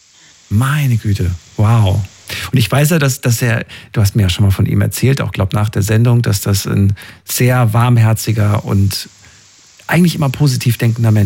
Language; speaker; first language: German; native; German